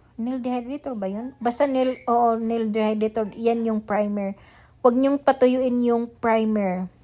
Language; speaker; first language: Filipino; non-native, local second language; Cebuano